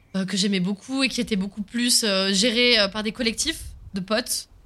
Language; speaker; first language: French; early bilingual, other home language; Swiss German